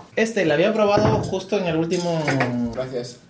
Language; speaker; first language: Spanish; native; Spanish